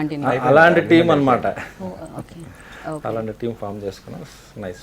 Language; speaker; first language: Telugu; native; Telugu